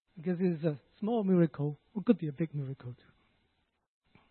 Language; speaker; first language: English; non-native, local second language; Cantonese